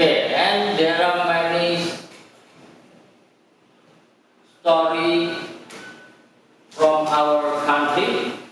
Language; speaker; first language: English; non-native, learner; Indonesian